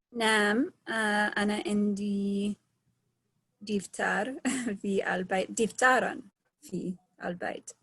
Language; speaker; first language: Arabic; non-native, learner; English